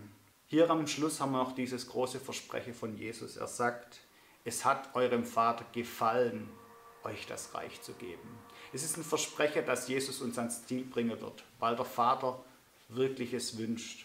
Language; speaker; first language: German; native; German